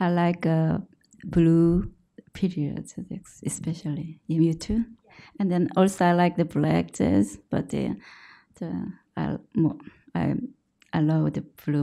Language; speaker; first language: English; non-native, learner; Korean